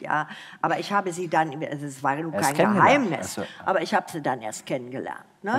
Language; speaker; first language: German; native; German